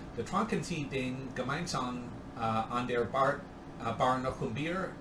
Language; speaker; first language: German; non-native, learner; English